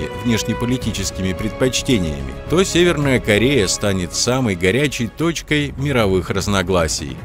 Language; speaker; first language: Russian; native; Russian